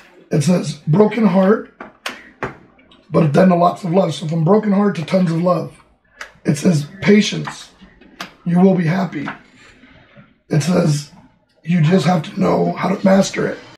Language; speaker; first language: English; early bilingual, other home language; Spanish